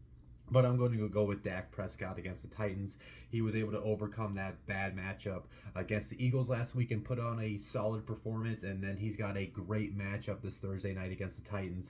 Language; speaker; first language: English; native; English